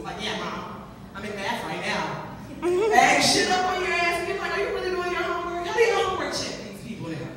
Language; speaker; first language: English; native; English